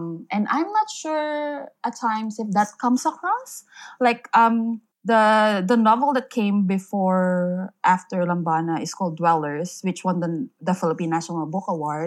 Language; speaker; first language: English; non-native, local second language; Filipino